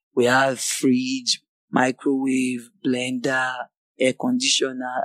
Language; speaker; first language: English; non-native, local second language; Yoruba